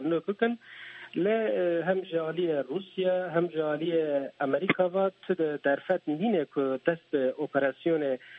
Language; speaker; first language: Kurdish; native; Kurdish